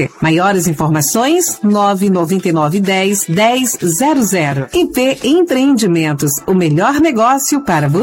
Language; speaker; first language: Portuguese; native; Portuguese